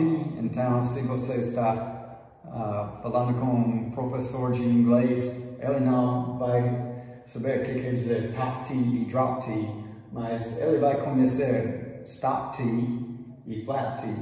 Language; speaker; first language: Portuguese; non-native, fluent; English